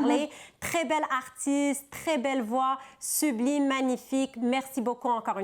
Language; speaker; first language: French; non-native, local second language; Arabic